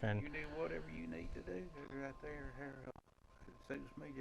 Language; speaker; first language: English; native; English